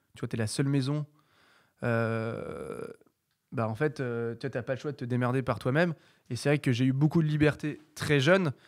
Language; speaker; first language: French; native; French